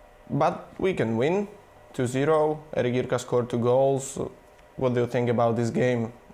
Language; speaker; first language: English; non-native, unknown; Slovak